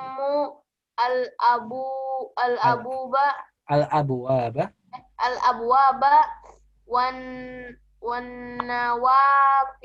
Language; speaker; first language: Arabic; non-native, learner; Indonesian